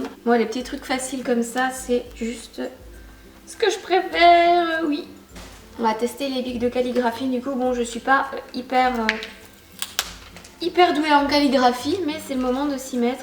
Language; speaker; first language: French; native; French